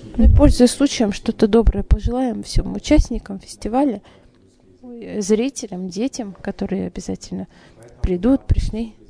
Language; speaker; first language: Russian; native; Russian